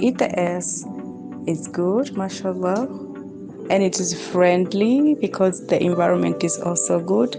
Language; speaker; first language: English; non-native, fluent; Persian